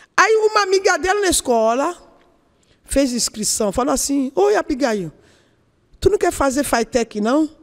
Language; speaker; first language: Portuguese; non-native, learner; Yoruba